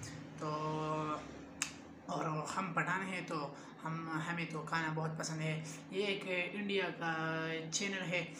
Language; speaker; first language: Hindi; non-native, local second language; Pashto